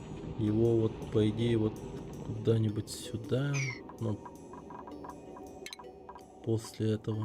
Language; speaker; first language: Russian; native; Russian